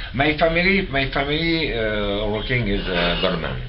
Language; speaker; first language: English; non-native, learner; French